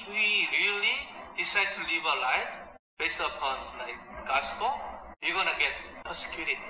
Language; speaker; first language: English; non-native, fluent; Korean